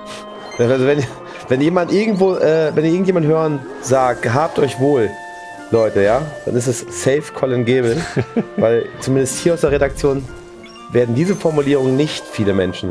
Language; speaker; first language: German; native; German